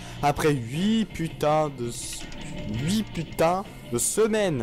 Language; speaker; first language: French; native; French